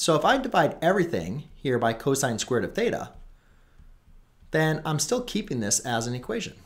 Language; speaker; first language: English; native; English